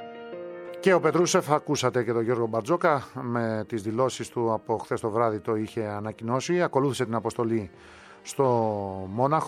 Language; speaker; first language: Greek; native; Greek